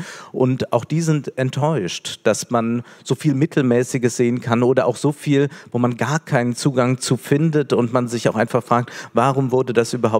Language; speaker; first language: German; native; German